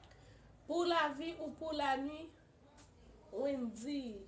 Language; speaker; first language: French; non-native, learner; Haitian Creole